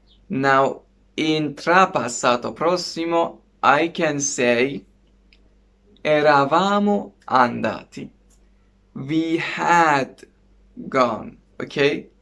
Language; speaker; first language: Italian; non-native, fluent; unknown